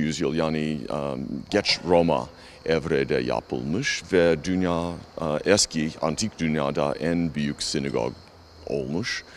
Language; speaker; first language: Turkish; non-native, fluent; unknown